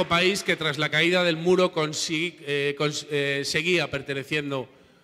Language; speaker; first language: Spanish; native; Spanish